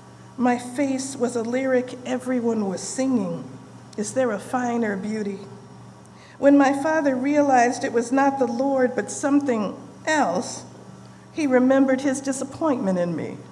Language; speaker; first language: English; native; English